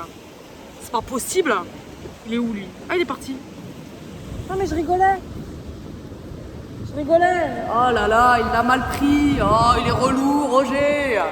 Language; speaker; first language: French; native; French